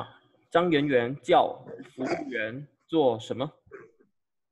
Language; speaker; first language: Chinese; non-native, fluent; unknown